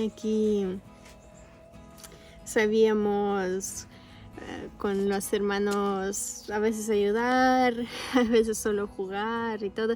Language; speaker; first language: Spanish; non-native, local second language; Russian